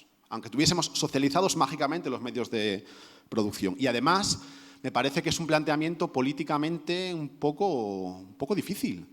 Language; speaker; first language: Spanish; native; Spanish